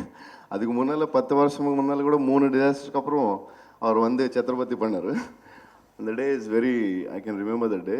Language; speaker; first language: Tamil; non-native, local second language; Telugu